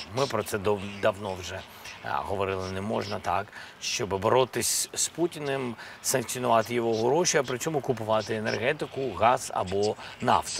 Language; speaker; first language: Ukrainian; non-native, local second language; Russian